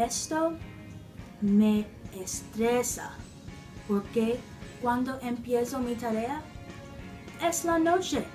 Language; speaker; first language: Spanish; non-native, learner; English